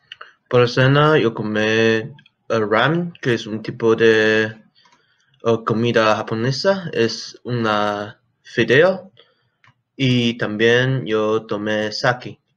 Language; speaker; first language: Spanish; non-native, learner; English